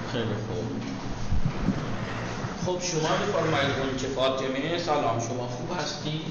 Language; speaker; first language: Persian; non-native, fluent; Urdu